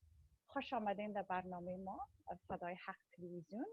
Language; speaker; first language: Persian; early bilingual, heritage; Persian